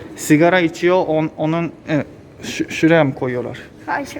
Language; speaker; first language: Turkish; non-native, fluent; Japanese